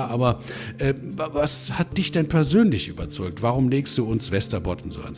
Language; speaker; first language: German; native; German